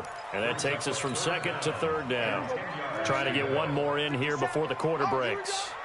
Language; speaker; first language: English; native; English